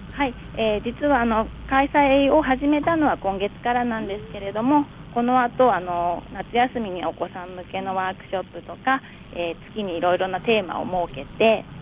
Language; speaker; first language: Japanese; native; Japanese